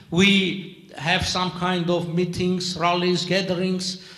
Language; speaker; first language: English; non-native, fluent; Armenian